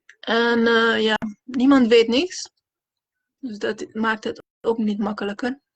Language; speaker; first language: Dutch; non-native, fluent; Hungarian